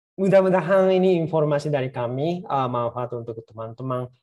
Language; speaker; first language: Indonesian; non-native, fluent; Japanese